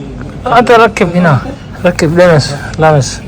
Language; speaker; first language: Arabic; non-native, learner; Urdu